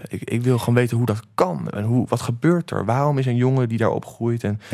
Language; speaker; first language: Dutch; native; Dutch